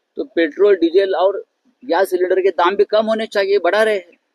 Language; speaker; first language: Hindi; non-native, local second language; Marathi